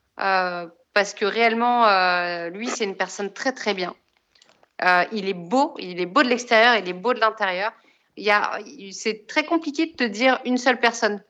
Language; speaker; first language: French; native; French